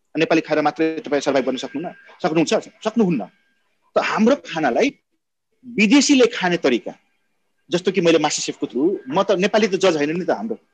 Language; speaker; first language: Nepali; non-native, local second language; Maithili